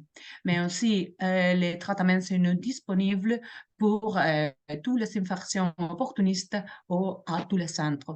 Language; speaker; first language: French; non-native, learner; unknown